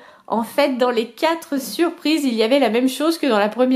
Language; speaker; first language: French; native; French